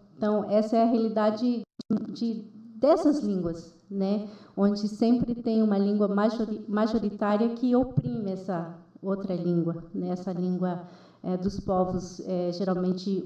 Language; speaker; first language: Portuguese; non-native, local second language; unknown